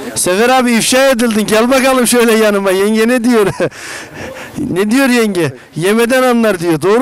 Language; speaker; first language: Turkish; native; Turkish